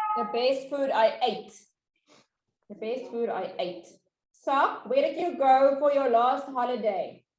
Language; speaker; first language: English; non-native, fluent; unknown